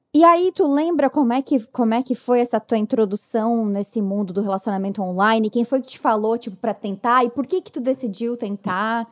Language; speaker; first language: Portuguese; native; Portuguese